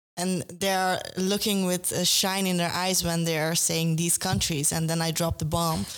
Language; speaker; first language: English; non-native, fluent; Persian